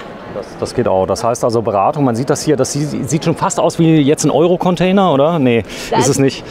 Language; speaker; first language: German; native; German